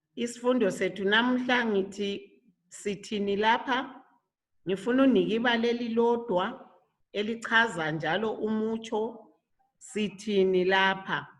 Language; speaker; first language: Zulu; native; Zulu